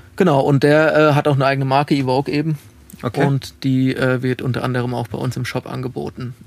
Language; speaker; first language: German; native; German